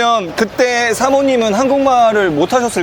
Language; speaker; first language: Korean; native; Korean